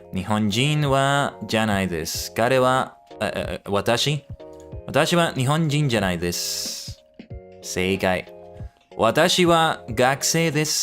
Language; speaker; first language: Japanese; non-native, learner; English